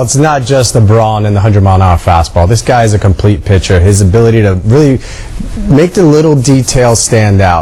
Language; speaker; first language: English; native; English